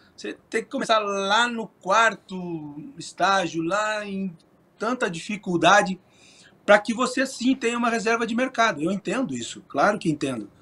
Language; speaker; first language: Portuguese; native; Portuguese